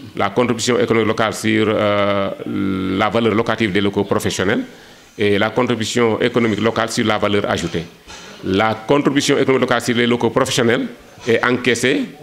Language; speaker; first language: French; non-native, local second language; Wolof